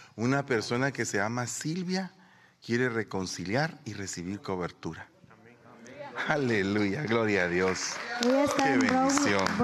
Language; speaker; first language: Spanish; native; Spanish